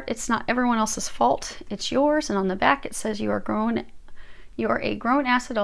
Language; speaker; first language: English; native; English